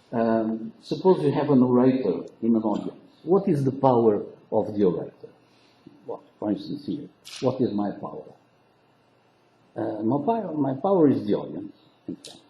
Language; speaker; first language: English; non-native, local second language; Portuguese